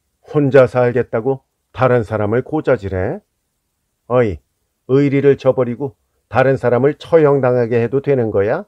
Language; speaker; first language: Korean; native; Korean